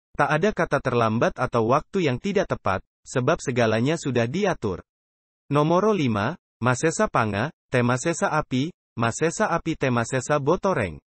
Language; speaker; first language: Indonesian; non-native, local second language; Buginese